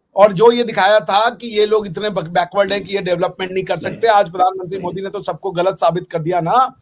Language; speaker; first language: Hindi; native; Hindi